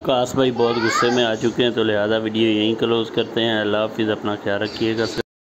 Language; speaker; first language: Urdu; non-native, local second language; Punjabi